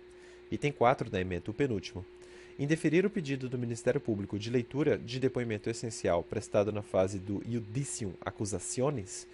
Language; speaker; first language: Portuguese; native; Portuguese